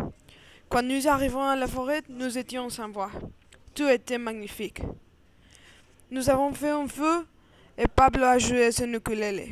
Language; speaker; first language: French; non-native, learner; Spanish